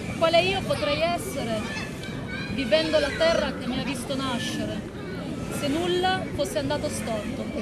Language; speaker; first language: Italian; early bilingual, other home language; Arabic